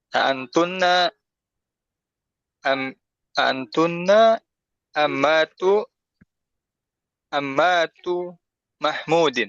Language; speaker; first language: Arabic; non-native, learner; Indonesian